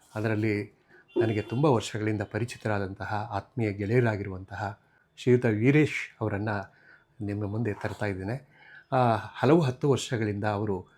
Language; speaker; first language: Kannada; native; Kannada